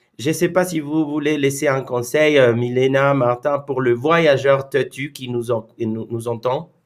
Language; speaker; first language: French; non-native, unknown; Spanish